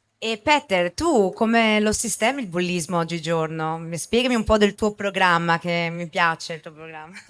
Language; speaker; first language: Italian; native; Italian